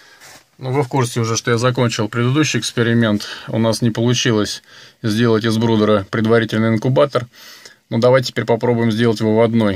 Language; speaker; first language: Russian; native; Russian